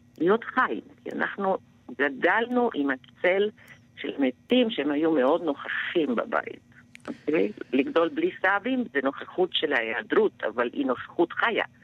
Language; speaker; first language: Hebrew; non-native, fluent; Spanish